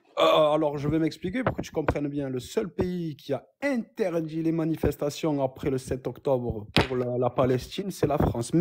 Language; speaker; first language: French; early bilingual, other home language; Arabic